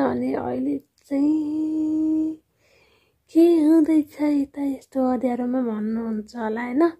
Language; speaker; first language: Nepali; non-native, local second language; Newari